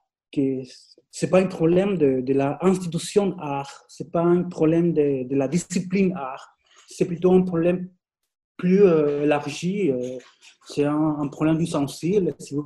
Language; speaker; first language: French; non-native, fluent; Spanish